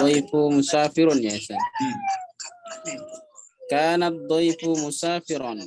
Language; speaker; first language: Arabic; non-native, learner; Indonesian